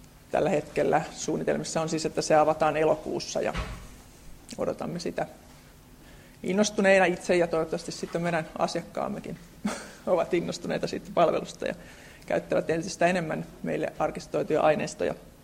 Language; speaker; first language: Finnish; native; Finnish